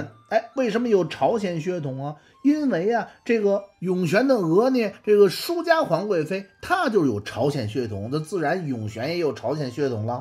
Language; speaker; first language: Chinese; native; Chinese